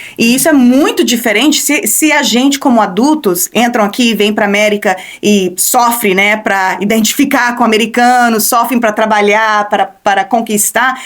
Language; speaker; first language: Portuguese; early bilingual, heritage; Portuguese